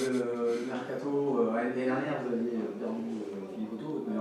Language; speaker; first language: French; native; French